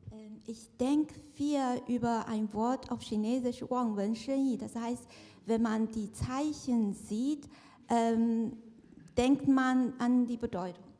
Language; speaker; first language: German; non-native, fluent; Chinese